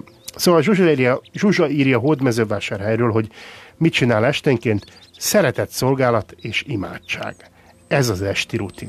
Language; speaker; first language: Hungarian; native; Hungarian